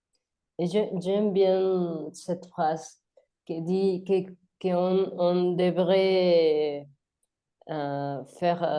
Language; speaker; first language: French; non-native, learner; Spanish